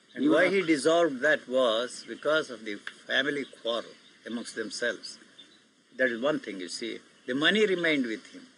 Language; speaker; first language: English; non-native, local second language; Telugu